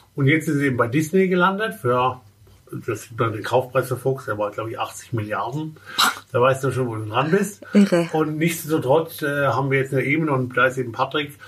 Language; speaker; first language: German; native; German